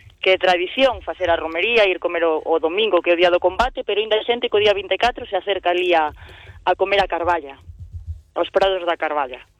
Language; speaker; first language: Galician; native; Galician